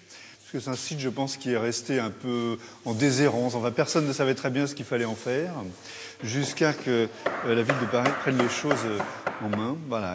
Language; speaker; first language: French; native; French